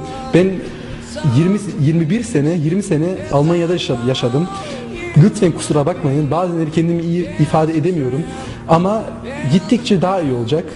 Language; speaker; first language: Turkish; non-native, local second language; German